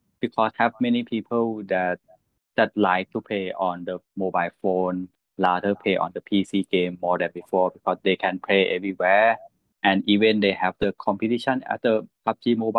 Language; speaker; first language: English; non-native, learner; Thai